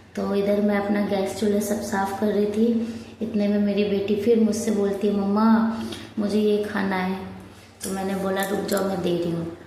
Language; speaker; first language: Hindi; non-native, local second language; Bangla